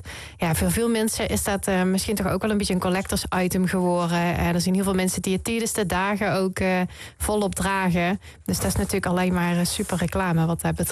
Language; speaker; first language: Dutch; native; Dutch